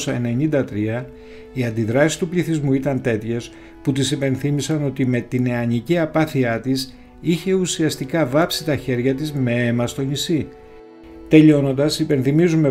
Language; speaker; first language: Greek; native; Greek